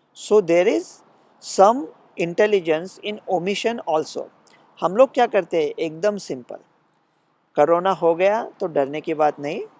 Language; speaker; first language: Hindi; non-native, local second language; Marathi